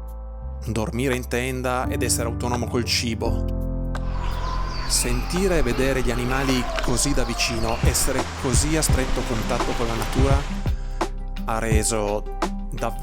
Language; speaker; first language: Italian; native; Italian